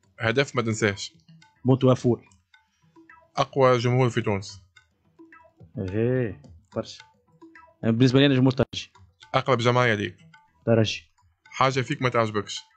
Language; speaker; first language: Arabic; native; Arabic